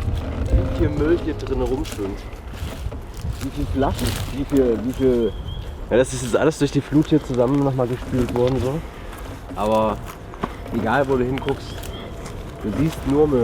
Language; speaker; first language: German; native; German